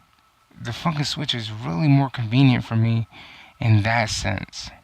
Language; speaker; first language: English; native; English